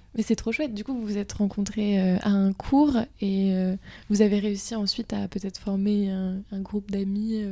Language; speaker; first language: French; native; French